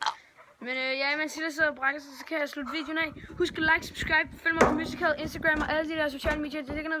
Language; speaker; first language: Danish; native; Danish